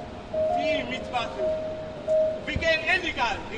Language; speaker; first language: German; non-native, learner; Arabic